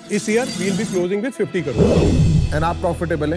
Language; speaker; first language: Hindi; native; Hindi